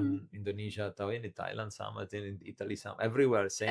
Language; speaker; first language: Indonesian; non-native, learner; Italian